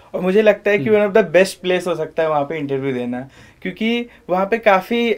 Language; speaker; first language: Hindi; native; Hindi